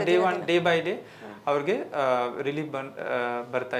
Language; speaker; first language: Kannada; non-native, local second language; Hindi